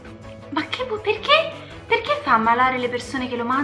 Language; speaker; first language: Italian; native; Italian